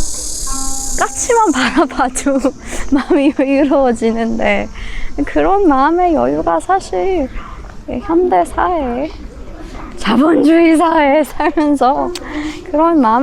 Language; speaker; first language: Korean; non-native, fluent; Persian